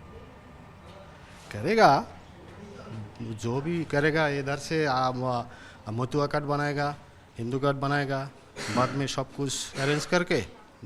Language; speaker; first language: Hindi; non-native, learner; Bangla